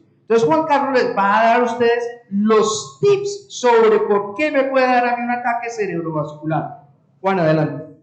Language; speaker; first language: Spanish; native; Spanish